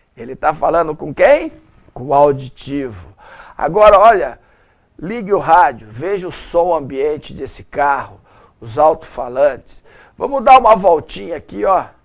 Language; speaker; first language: Portuguese; native; Portuguese